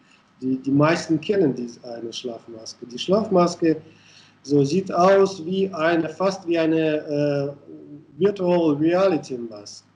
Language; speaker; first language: German; non-native, fluent; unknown